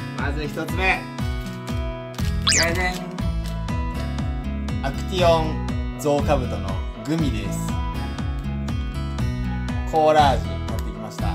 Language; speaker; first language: Japanese; native; Japanese